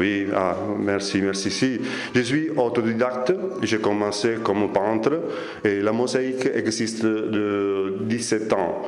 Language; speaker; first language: French; non-native, fluent; Italian